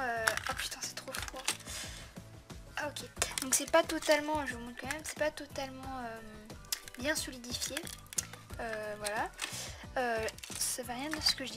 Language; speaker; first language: French; native; French